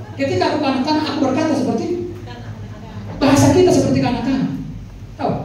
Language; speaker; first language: Indonesian; non-native, local second language; Batak Toba